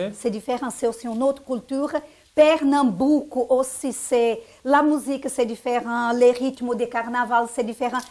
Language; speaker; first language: French; non-native, fluent; Portuguese